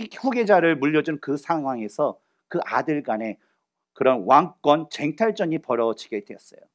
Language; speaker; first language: Korean; native; Korean